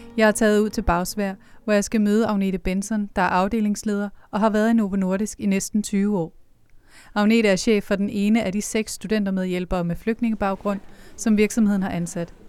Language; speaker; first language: Danish; native; Danish